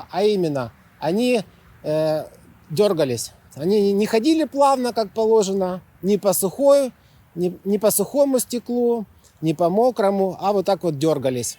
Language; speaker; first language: Russian; native; Russian